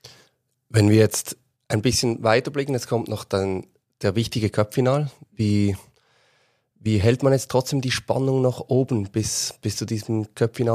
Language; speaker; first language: German; native; German